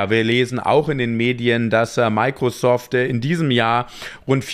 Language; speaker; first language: German; native; German